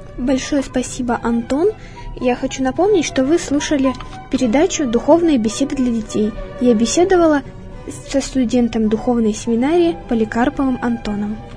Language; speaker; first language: Russian; native; Russian